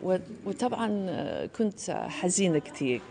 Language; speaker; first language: Arabic; non-native, fluent; English